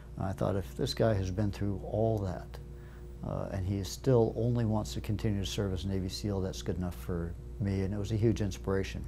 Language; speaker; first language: English; native; English